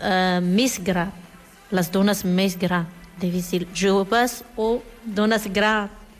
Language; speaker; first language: Catalan; non-native, learner; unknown